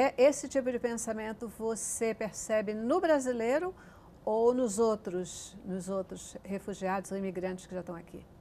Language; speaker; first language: Portuguese; native; Portuguese